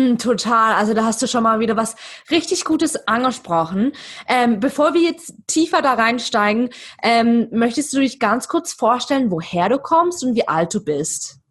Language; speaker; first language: German; native; German